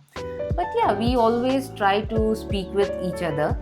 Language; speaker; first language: English; non-native, local second language; Hindi